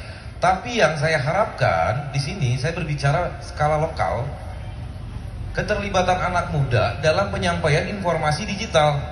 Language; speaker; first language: Indonesian; native; Indonesian